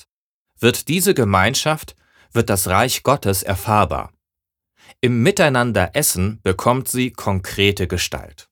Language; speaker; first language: German; native; German